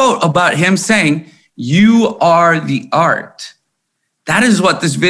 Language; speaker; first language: English; native; English